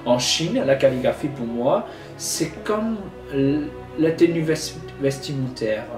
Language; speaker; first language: French; non-native, fluent; Chinese